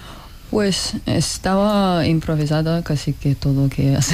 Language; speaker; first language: Spanish; non-native, learner; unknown